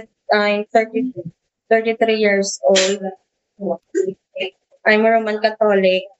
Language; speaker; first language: English; non-native, learner; Hiligaynon